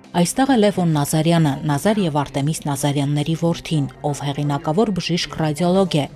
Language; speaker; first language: Armenian; native; Armenian